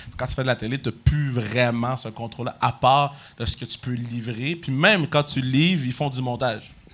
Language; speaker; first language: French; native; French